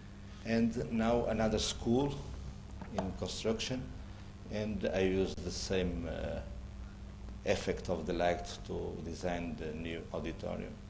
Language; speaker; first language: English; non-native, learner; Portuguese